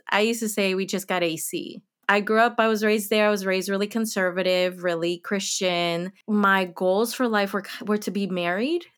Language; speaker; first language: English; early bilingual, other home language; Spanish